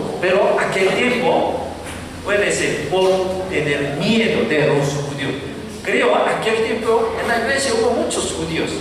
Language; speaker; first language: Spanish; non-native, learner; Korean